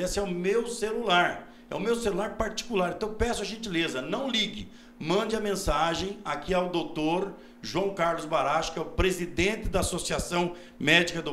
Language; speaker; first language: Portuguese; native; Portuguese